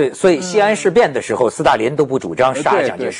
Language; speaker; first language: Chinese; native; Chinese